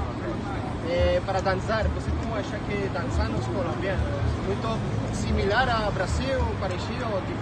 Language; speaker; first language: Portuguese; non-native, learner; French